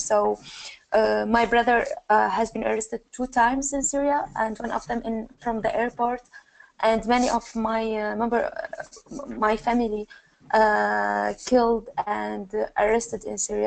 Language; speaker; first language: English; non-native, learner; Arabic